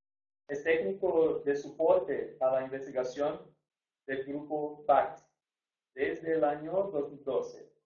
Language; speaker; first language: Spanish; non-native, fluent; Portuguese